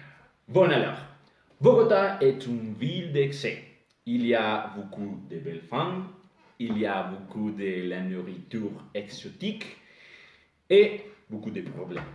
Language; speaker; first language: French; non-native, learner; Spanish